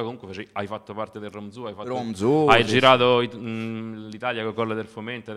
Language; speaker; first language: Italian; native; Italian